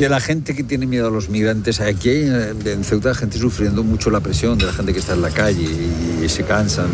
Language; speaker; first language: Spanish; native; Spanish